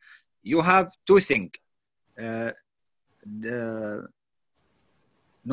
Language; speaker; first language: English; non-native, learner; Arabic